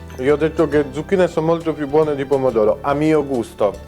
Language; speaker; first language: Italian; non-native, learner; Polish